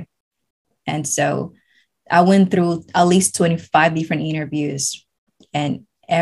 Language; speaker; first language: English; non-native, fluent; Spanish